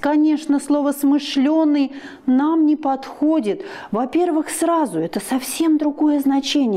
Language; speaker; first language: Russian; native; Russian